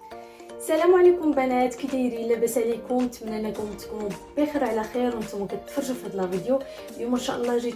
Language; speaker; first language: Arabic; native; Arabic